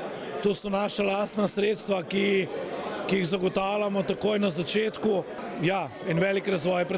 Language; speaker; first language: Slovenian; native; Slovenian